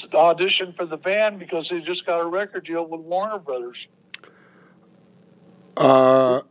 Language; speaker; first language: English; native; English